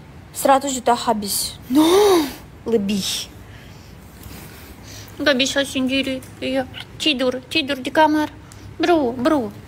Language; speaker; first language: Indonesian; non-native, fluent; Russian